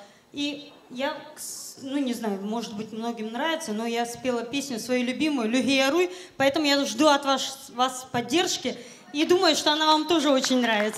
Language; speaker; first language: Russian; non-native, local second language; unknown